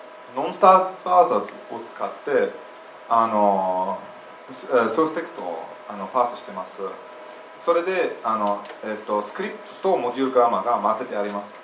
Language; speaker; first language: Japanese; non-native, fluent; English